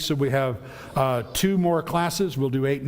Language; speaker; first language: English; native; English